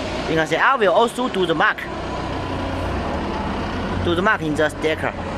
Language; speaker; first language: English; non-native, learner; Chinese